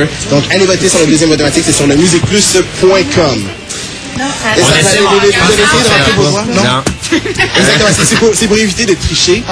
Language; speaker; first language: French; native; French